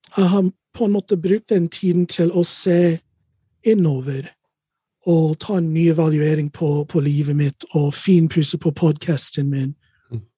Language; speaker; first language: Norwegian; non-native, fluent; English